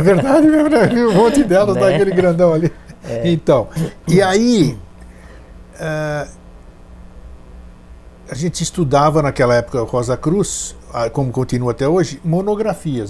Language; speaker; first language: Portuguese; native; Portuguese